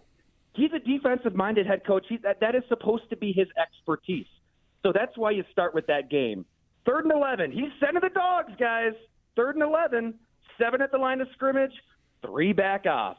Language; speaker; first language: English; native; English